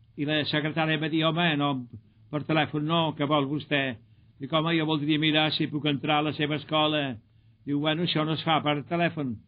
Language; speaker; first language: Catalan; native; Catalan